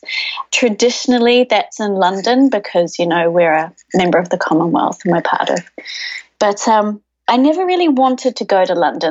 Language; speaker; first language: English; native; English